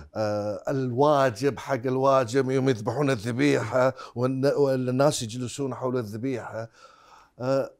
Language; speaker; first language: Arabic; non-native, fluent; Chinese